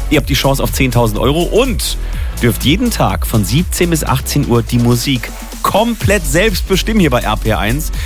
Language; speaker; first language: German; native; German